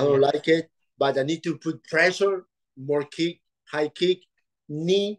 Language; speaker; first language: English; non-native, learner; Spanish